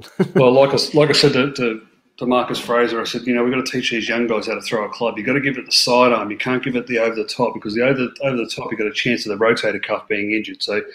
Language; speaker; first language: English; native; English